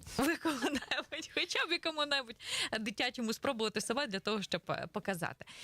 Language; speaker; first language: Ukrainian; native; Ukrainian